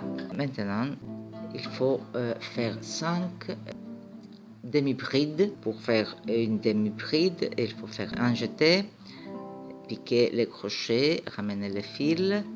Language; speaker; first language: French; non-native, fluent; Greek